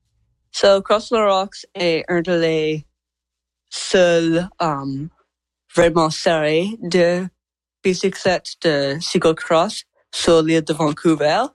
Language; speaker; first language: French; non-native, learner; English